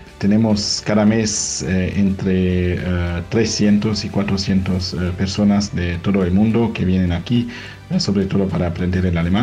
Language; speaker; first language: Spanish; non-native, fluent; German